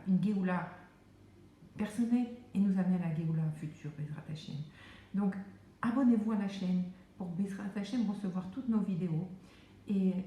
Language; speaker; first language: French; native; French